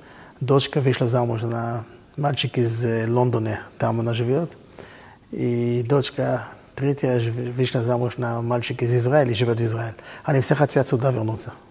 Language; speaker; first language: Russian; non-native, fluent; Hebrew